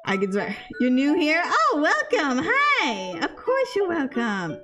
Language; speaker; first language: English; native; English